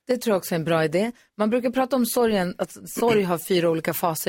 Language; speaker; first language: Swedish; native; Swedish